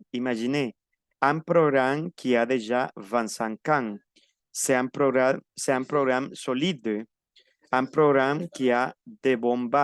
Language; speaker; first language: French; non-native, fluent; Spanish